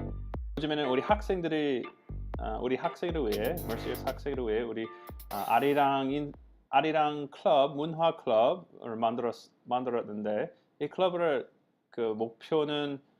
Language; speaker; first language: Korean; non-native, fluent; English